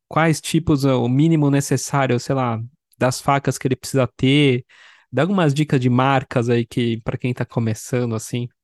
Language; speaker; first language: Portuguese; native; Portuguese